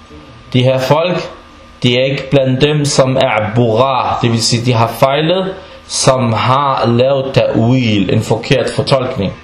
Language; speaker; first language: Danish; non-native, fluent; Arabic